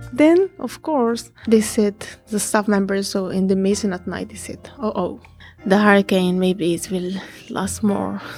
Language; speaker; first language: English; non-native, fluent; Arabic